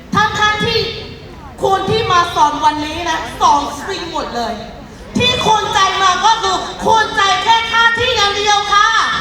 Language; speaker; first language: Thai; non-native, fluent; Burmese